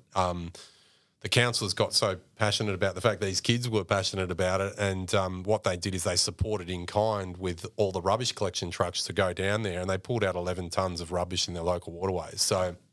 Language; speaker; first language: English; native; English